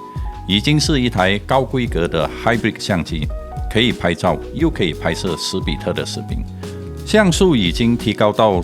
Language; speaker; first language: Chinese; native; Chinese